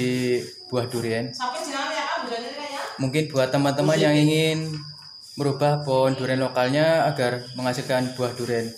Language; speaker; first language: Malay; non-native, local second language; Javanese